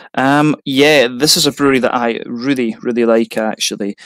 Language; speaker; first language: English; native; English